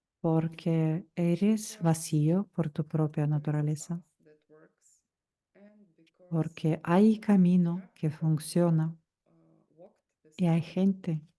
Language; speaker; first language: Spanish; non-native, fluent; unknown